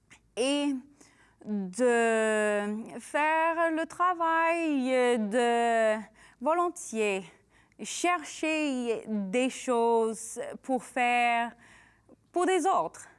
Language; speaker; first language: French; non-native, learner; English